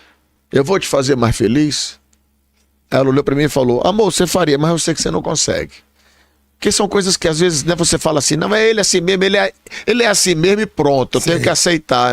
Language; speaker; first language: Portuguese; native; Portuguese